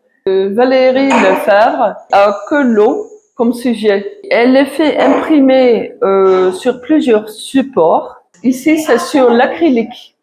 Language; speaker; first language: French; non-native, fluent; Dutch